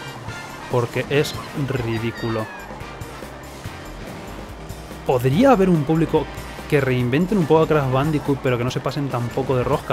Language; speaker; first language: Spanish; native; Spanish